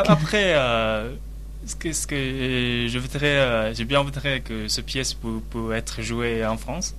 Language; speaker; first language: French; non-native, learner; Chinese